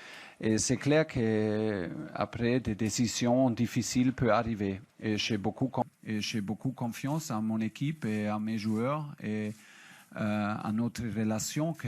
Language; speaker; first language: French; non-native, fluent; German